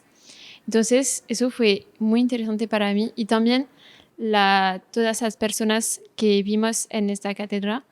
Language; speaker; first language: Spanish; non-native, fluent; French